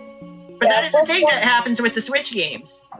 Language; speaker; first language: English; native; English